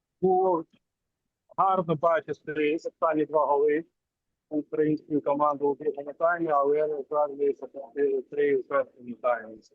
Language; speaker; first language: Ukrainian; non-native, local second language; Russian